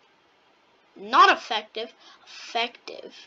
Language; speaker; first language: English; native; English